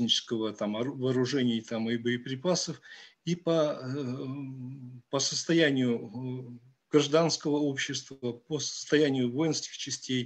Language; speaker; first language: Russian; native; Russian